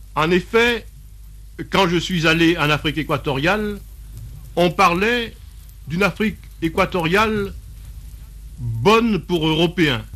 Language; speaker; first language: French; native; French